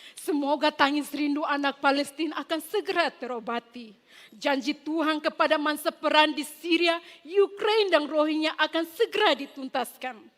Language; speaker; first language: Malay; non-native, fluent; Tetum